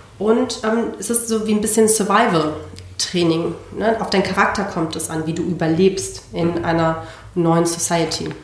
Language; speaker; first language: German; non-native, fluent; Spanish